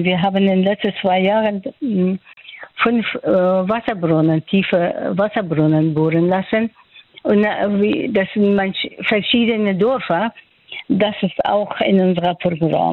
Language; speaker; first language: German; non-native, fluent; Persian